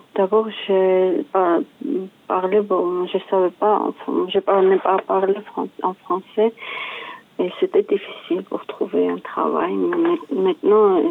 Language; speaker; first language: French; non-native, learner; Georgian